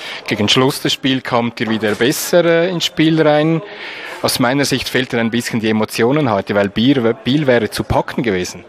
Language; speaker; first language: German; native; German